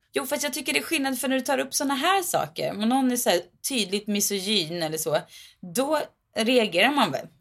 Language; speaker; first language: Swedish; native; Swedish